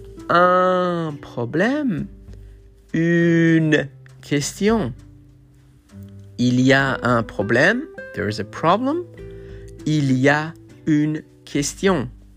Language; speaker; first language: French; non-native, fluent; Persian